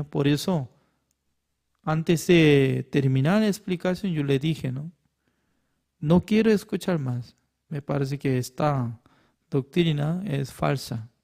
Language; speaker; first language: Spanish; non-native, fluent; Korean